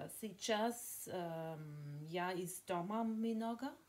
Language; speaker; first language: Russian; non-native, learner; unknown